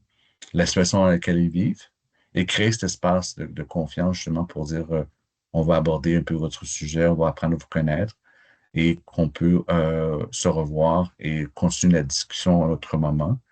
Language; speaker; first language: French; native; French